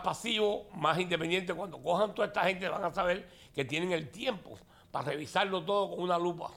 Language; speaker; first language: Spanish; native; Spanish